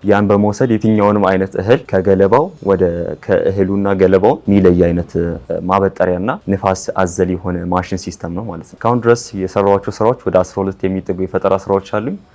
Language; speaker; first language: Amharic; non-native, local second language; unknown